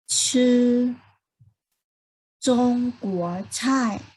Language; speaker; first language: Chinese; non-native, fluent; Thai